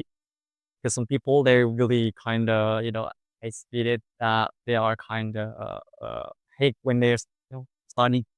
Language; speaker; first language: English; non-native, fluent; Indonesian